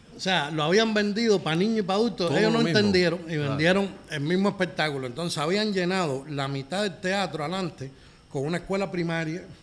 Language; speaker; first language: Spanish; native; Spanish